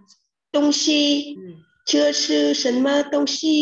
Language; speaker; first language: Chinese; non-native, learner; Vietnamese